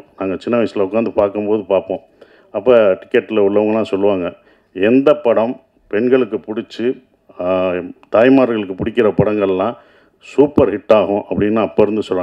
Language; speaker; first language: Tamil; native; Tamil